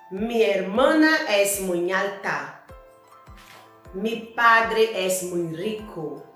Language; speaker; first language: Spanish; non-native, learner; Portuguese